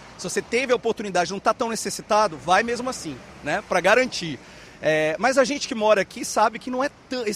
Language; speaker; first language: Portuguese; native; Portuguese